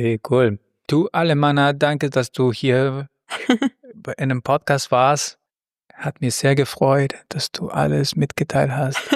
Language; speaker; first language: German; non-native, learner; Spanish